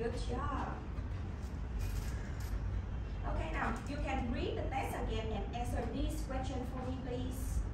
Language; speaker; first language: English; non-native, learner; Vietnamese